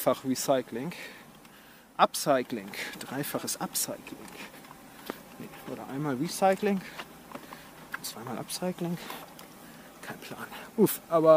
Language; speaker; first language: German; native; German